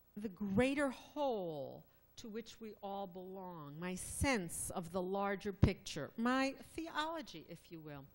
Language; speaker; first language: English; native; English